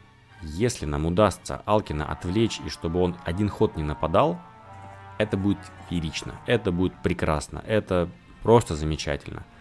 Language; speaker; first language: Russian; native; Russian